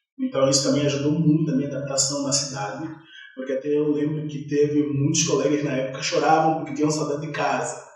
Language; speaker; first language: Portuguese; non-native, local second language; Kongo